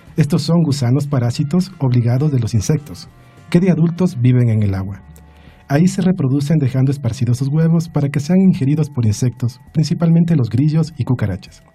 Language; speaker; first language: Spanish; native; Spanish